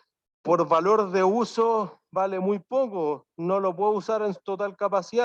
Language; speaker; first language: Spanish; native; Spanish